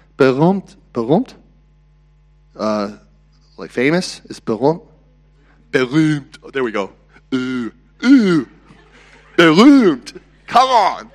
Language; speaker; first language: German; non-native, learner; English